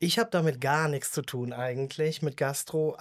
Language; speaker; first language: German; native; German